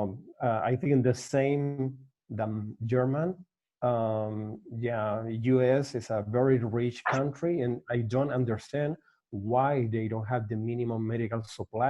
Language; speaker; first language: English; non-native, learner; Spanish